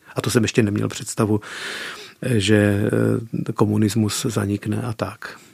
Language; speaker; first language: Czech; early bilingual, heritage; Czech